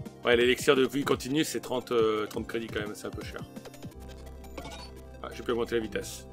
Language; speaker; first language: French; native; French